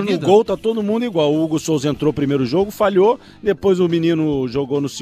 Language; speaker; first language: Portuguese; native; Portuguese